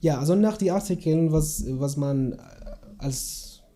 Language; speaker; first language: German; non-native, learner; Kurdish